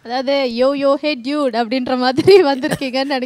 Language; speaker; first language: Tamil; native; Tamil